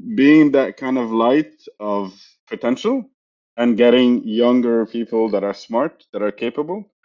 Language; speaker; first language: English; non-native, fluent; Arabic